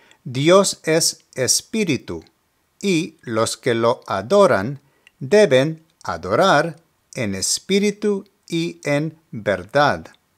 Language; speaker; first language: Spanish; early bilingual, heritage; Spanish